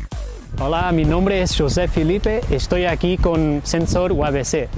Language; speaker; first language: Spanish; non-native, fluent; Portuguese